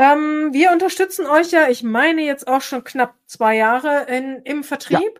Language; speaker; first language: German; native; German